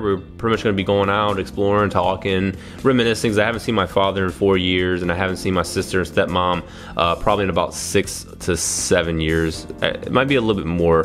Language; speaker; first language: English; native; English